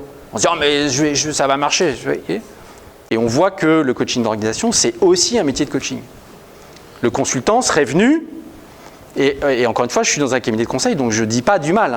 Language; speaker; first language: French; native; French